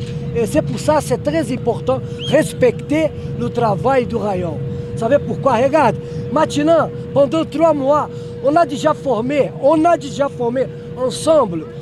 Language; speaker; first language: French; non-native, learner; Portuguese